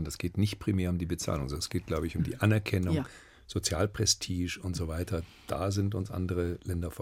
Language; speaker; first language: German; native; German